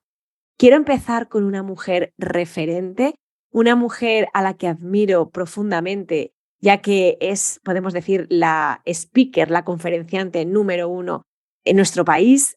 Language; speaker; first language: Spanish; native; Spanish